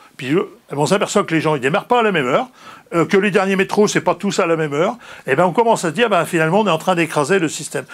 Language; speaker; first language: French; native; French